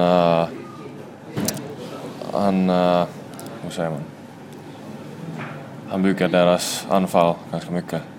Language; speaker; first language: Swedish; non-native, fluent; Finnish